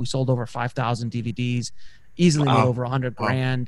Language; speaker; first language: English; native; English